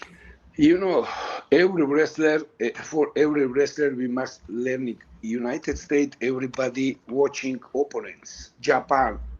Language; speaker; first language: English; non-native, learner; Georgian